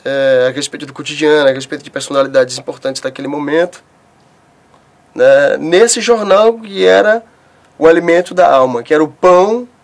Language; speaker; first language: Portuguese; native; Portuguese